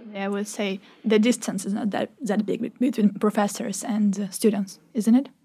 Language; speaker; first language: English; non-native, fluent; Ukrainian